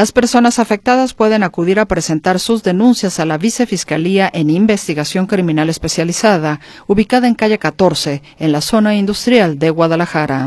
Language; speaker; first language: Spanish; native; Spanish